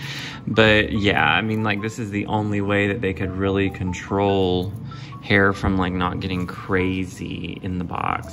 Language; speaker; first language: English; native; English